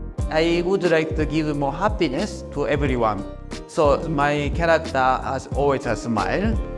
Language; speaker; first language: English; non-native, learner; Japanese